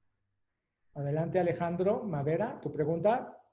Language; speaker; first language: Spanish; native; Spanish